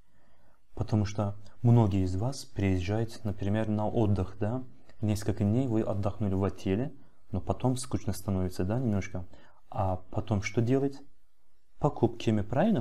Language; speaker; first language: Russian; non-native, fluent; Turkish